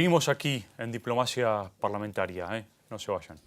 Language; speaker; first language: Spanish; native; Spanish